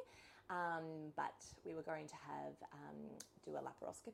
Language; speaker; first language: English; native; English